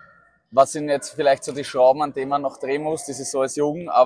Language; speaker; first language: German; native; German